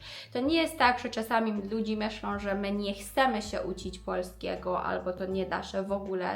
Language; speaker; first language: Polish; non-native, fluent; Persian